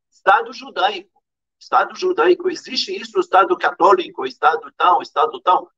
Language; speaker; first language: Portuguese; non-native, fluent; Arabic